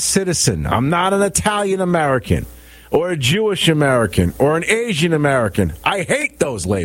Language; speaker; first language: English; native; English